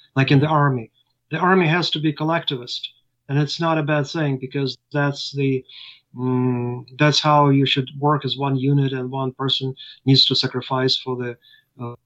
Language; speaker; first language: English; non-native, fluent; Ukrainian